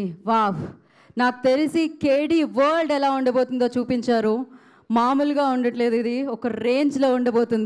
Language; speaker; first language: Telugu; native; Telugu